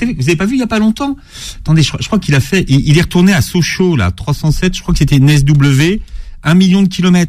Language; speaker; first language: French; native; French